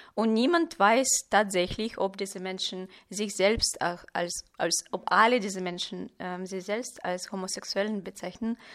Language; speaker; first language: German; non-native, fluent; Russian